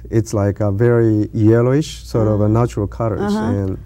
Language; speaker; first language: English; non-native, learner; Japanese